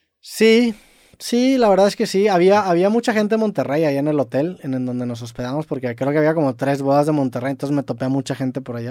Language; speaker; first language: Spanish; native; Spanish